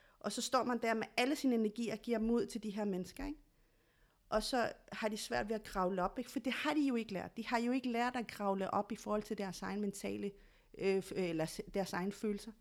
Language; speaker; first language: Danish; early bilingual, other home language; Spanish